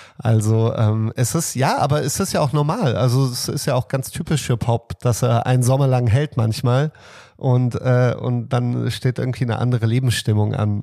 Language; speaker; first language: German; early bilingual, other home language; Serbian